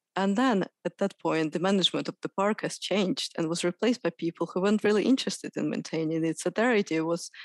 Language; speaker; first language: English; non-native, fluent; Russian